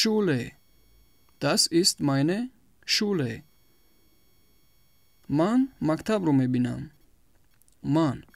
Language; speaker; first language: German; non-native, fluent; Tajik